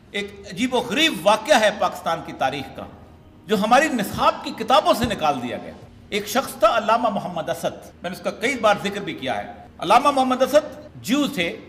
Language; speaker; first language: Urdu; non-native, local second language; Punjabi